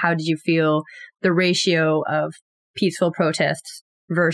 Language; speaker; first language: English; native; English